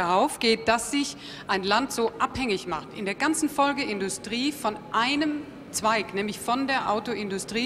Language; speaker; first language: German; native; German